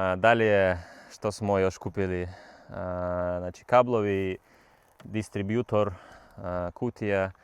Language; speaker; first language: Bosnian; non-native, learner; Russian